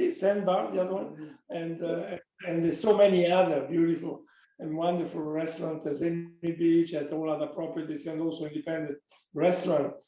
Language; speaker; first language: English; non-native, fluent; Italian